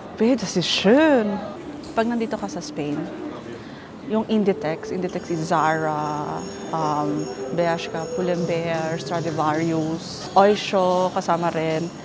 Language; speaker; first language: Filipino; native; Filipino